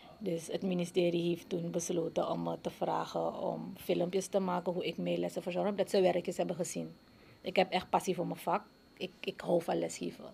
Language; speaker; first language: Dutch; native; Dutch